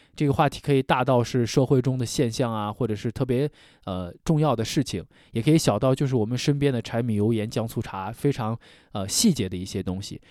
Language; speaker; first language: Chinese; native; Chinese